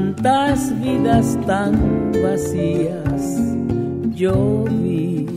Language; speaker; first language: Spanish; native; Spanish